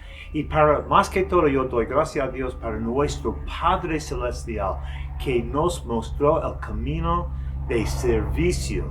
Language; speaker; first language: Spanish; non-native, fluent; English